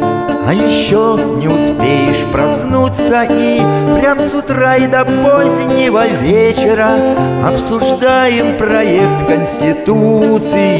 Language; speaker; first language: Russian; native; Russian